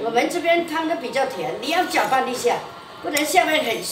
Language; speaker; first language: Chinese; non-native, local second language; Min Nan Chinese